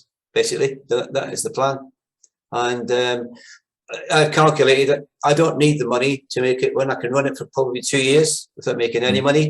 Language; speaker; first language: English; native; English